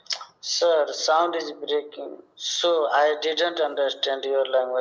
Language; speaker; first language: English; non-native, learner; Hindi